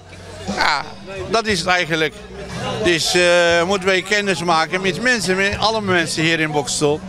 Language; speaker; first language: Dutch; non-native, learner; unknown